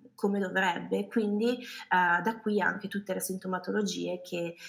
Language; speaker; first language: Italian; native; Italian